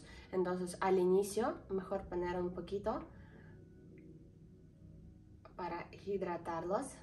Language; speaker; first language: Spanish; non-native, learner; Ukrainian